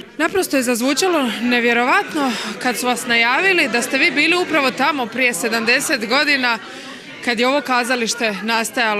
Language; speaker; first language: Croatian; native; Croatian